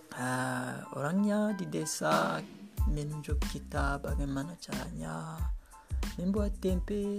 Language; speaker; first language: Indonesian; non-native, learner; Kinyarwanda